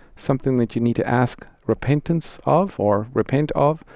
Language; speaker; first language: English; native; English